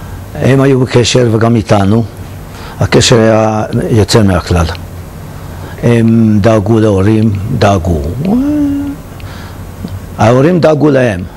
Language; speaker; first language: Hebrew; non-native, fluent; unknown